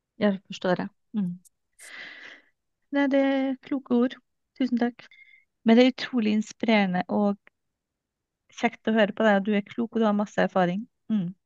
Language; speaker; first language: Norwegian; native; Norwegian